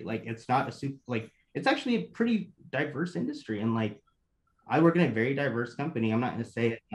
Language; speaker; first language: English; native; English